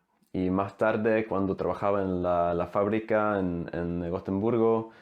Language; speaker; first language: Spanish; non-native, fluent; Swedish